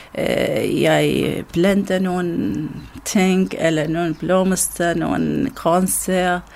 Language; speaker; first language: Danish; non-native, learner; Arabic